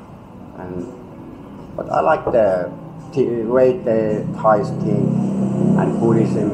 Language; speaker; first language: English; non-native, learner; Finnish